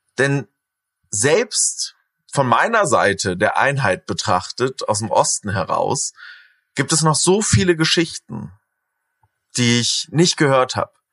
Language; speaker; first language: German; native; German